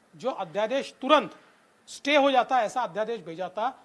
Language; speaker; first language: Hindi; non-native, local second language; Marathi